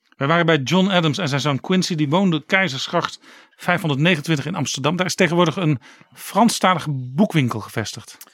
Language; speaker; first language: Dutch; native; Dutch